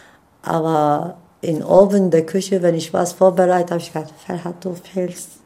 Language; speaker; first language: German; non-native, learner; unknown